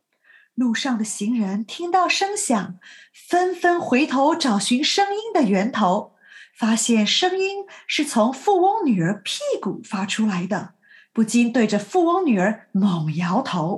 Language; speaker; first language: Chinese; native; Chinese